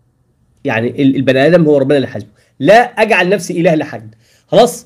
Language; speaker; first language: Arabic; native; Arabic